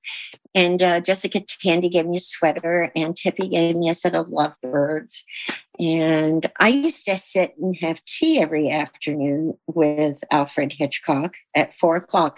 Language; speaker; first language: English; native; English